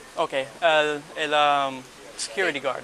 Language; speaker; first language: Spanish; early bilingual, heritage; Spanish